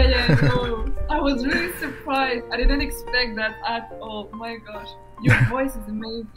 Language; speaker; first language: English; non-native, fluent; French